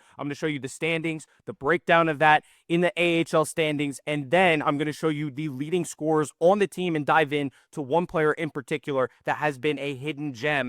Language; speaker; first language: English; native; English